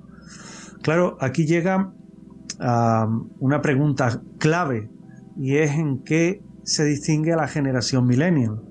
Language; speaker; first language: Spanish; native; Spanish